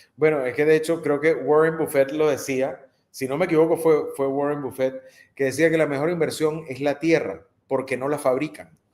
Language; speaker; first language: Spanish; native; Spanish